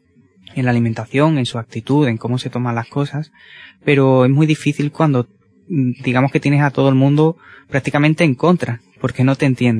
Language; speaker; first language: Spanish; native; Spanish